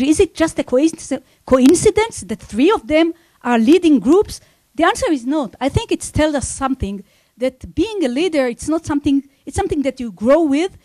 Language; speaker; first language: English; non-native, fluent; Hebrew